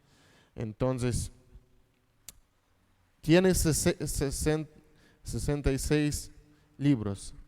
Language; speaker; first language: Spanish; non-native, fluent; Russian